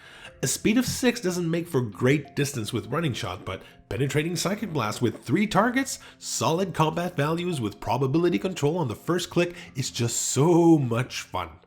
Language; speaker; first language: English; native; English